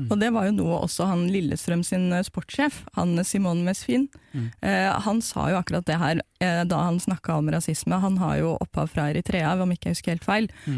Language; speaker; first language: Norwegian; native; Norwegian